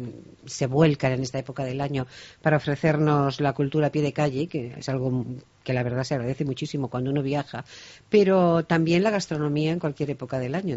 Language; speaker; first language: Spanish; native; Spanish